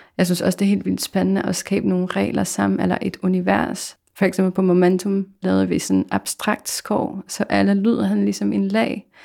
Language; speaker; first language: Danish; non-native, fluent; Polish